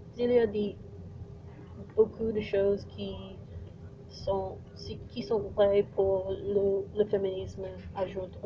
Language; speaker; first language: French; non-native, learner; English